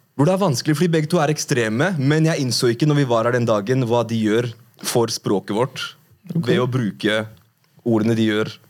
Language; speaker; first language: Norwegian; early bilingual, other home language; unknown